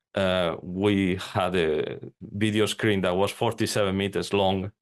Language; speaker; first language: English; non-native, fluent; Spanish